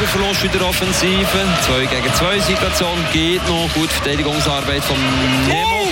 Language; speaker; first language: German; native; German